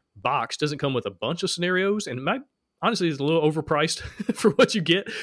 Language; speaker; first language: English; native; English